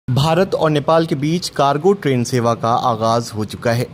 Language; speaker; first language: Hindi; native; Hindi